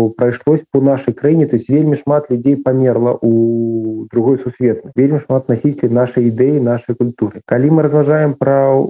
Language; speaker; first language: Belarusian; non-native, local second language; Russian